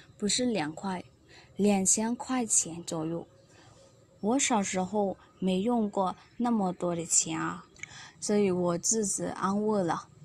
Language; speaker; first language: Chinese; non-native, learner; Burmese